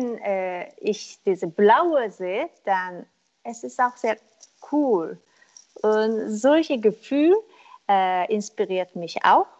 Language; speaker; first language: German; non-native, learner; Korean